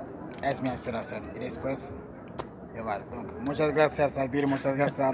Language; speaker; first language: Spanish; non-native, learner; Portuguese